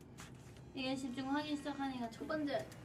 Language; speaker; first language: Korean; non-native, fluent; Thai